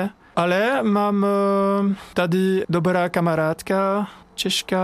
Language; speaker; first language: Czech; non-native, fluent; French